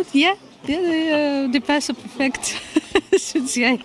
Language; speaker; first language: Danish; non-native, fluent; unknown